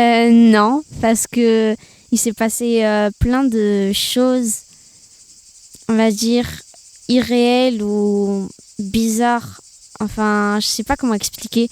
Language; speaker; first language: French; early bilingual, other home language; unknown